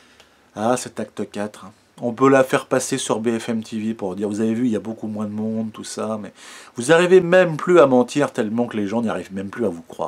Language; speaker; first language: French; native; French